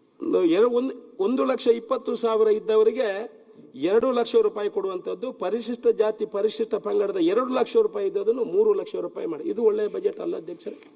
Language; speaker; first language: Kannada; non-native, local second language; Tulu